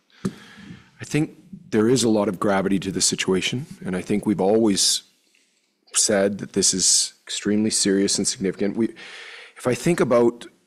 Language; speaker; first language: English; native; English